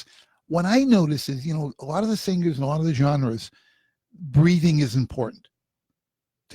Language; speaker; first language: English; native; English